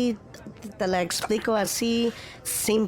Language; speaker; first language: Spanish; early bilingual, heritage; Spanish